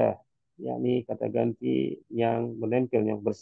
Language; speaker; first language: Indonesian; non-native, learner; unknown